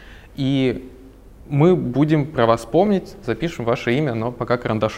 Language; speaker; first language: Russian; native; Russian